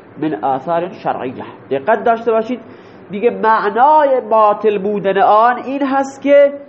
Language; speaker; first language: Persian; non-native, local second language; Baluchi